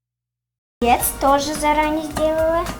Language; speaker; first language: Russian; non-native, local second language; Tajik